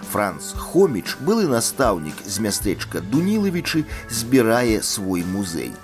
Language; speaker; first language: Belarusian; native; Belarusian